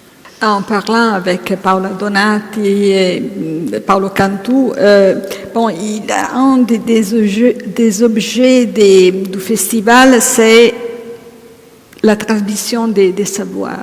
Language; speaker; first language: French; non-native, fluent; Italian